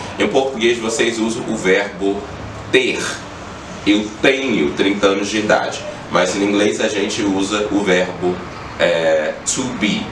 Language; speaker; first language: Portuguese; non-native, fluent; English